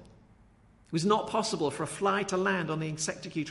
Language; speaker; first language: English; native; English